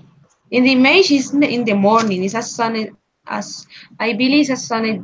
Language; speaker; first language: English; non-native, learner; Spanish